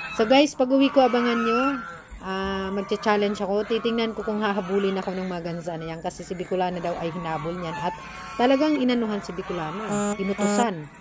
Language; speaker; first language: Filipino; non-native, local second language; Bikol